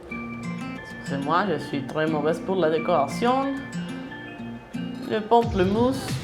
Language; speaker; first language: French; non-native, fluent; Spanish